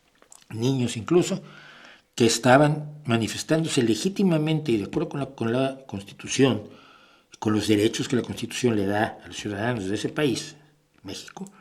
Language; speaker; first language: Spanish; native; Spanish